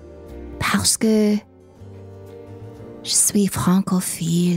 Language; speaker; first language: French; non-native, learner; English